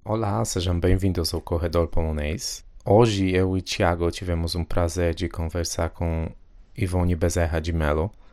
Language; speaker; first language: Portuguese; non-native, fluent; Polish